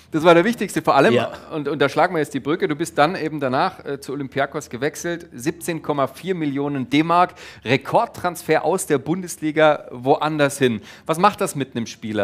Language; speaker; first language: German; native; German